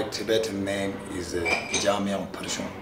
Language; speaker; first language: English; non-native, learner; Tibetan